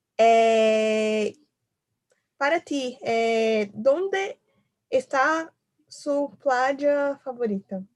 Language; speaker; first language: Portuguese; non-native, learner; Spanish